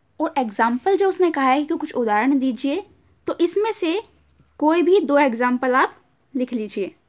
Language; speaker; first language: Hindi; native; Hindi